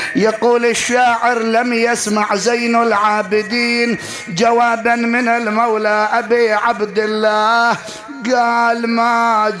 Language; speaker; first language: Arabic; native; Arabic